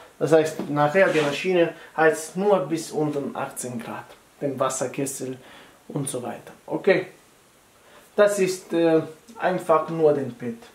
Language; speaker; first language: German; non-native, fluent; Italian